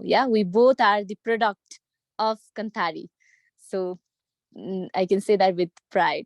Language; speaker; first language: English; non-native, local second language; Nepali